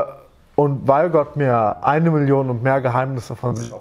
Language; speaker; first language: German; native; German